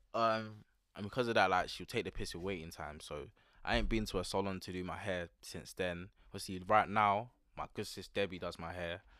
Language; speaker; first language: English; native; English